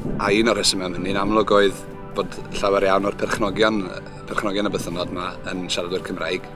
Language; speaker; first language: Welsh; native; Welsh